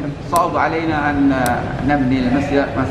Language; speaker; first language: Arabic; early bilingual, heritage; Indonesian